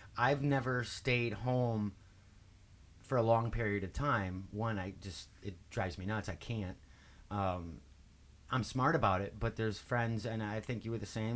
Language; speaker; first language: English; native; English